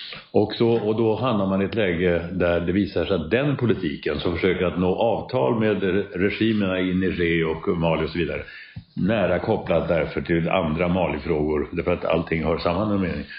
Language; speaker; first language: Swedish; native; Swedish